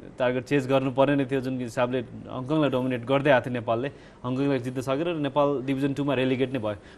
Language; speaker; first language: Nepali; native; Nepali